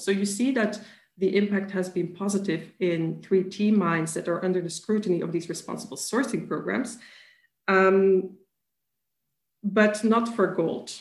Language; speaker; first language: English; non-native, fluent; Dutch